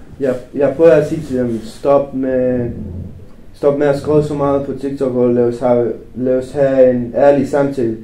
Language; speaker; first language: Danish; non-native, fluent; Romanian